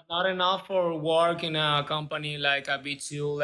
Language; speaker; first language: English; non-native, learner; Spanish